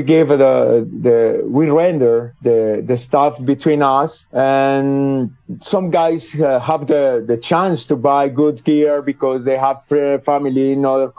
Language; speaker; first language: English; non-native, learner; Spanish